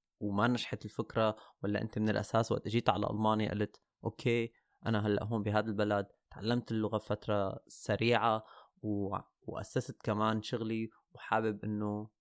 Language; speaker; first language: Arabic; native; Arabic